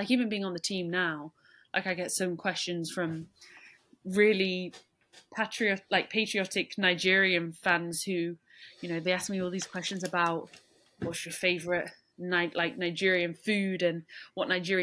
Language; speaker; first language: English; native; English